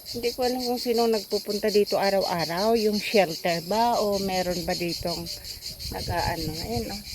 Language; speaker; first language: Filipino; non-native, local second language; Cebuano